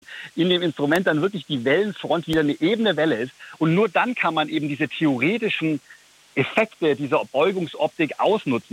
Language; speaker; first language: German; native; German